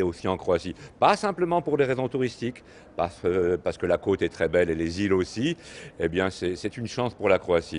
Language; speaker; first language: French; native; French